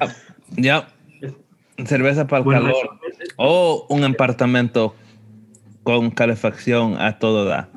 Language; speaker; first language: Spanish; early bilingual, heritage; Spanish